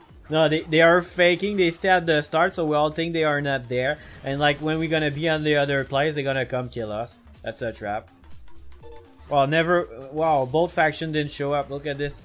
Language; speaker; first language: English; non-native, fluent; French